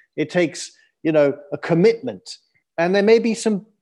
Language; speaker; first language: English; native; English